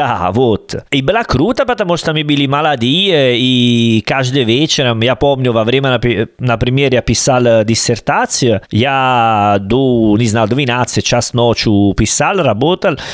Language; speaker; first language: Russian; non-native, learner; Italian